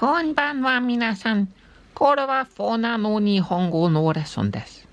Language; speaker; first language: Japanese; non-native, learner; English